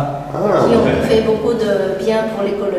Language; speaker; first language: French; non-native, fluent; Korean